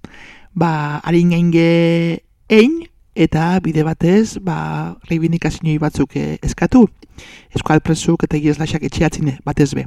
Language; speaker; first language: Basque; native; Basque